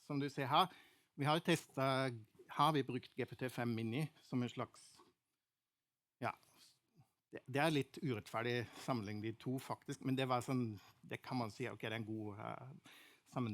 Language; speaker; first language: Norwegian; non-native, fluent; German